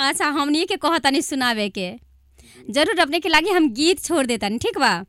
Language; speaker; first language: Bhojpuri; non-native, local second language; Maithili